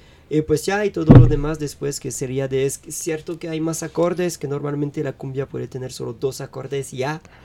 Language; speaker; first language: Spanish; non-native, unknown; French